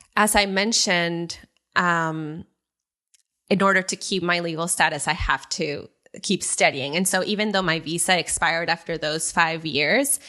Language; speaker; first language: English; early bilingual, other home language; Spanish